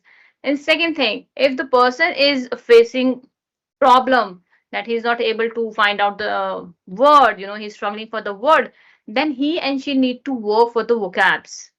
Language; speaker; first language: English; non-native, learner; Hindi